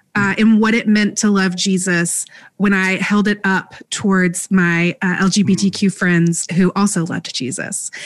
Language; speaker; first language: English; native; English